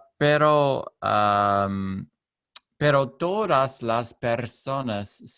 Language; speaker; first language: Spanish; non-native, learner; English